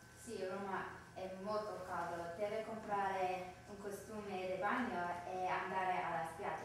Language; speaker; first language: Italian; non-native, learner; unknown